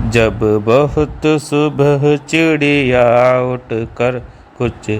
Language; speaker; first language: Hindi; non-native, local second language; Malayalam